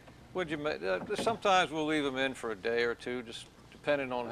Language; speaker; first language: English; native; English